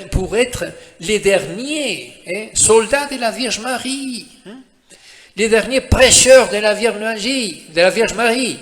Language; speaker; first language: French; non-native, fluent; Spanish